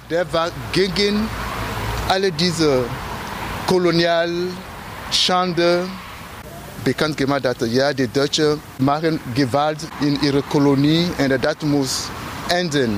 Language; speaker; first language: German; non-native, fluent; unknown